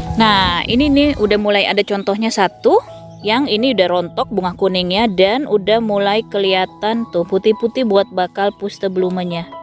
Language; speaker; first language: Indonesian; native; Indonesian